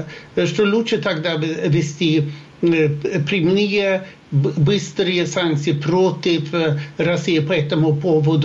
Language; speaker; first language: Russian; non-native, fluent; Swedish